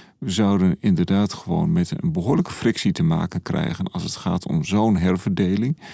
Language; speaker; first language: Dutch; native; Dutch